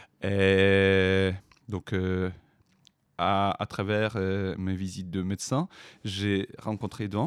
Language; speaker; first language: French; non-native, fluent; Ukrainian